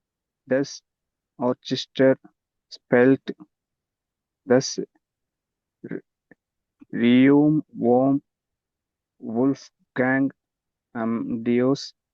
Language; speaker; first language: German; non-native, learner; Tamil